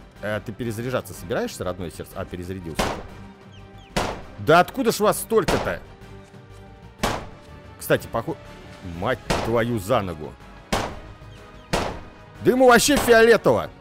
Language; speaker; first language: Russian; native; Russian